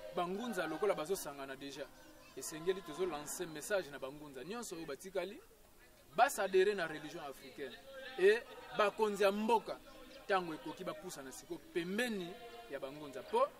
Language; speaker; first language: Lingala; non-native, local second language; Kongo